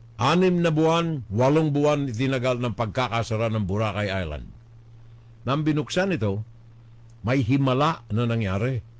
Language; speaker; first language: Filipino; native; Filipino